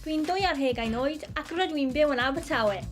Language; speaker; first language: Welsh; non-native, learner; English